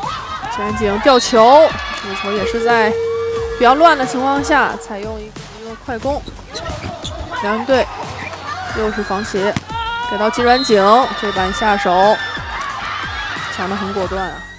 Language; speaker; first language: Chinese; native; Chinese